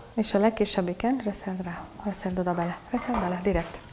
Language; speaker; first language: Hungarian; native; Hungarian